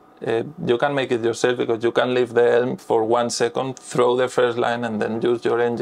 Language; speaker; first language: English; non-native, fluent; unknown